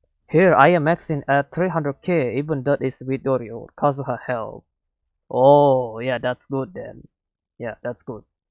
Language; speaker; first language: English; non-native, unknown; Indonesian